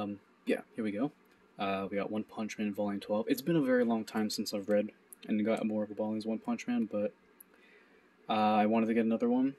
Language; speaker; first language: English; native; English